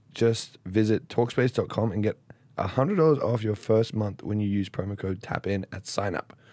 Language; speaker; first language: English; native; English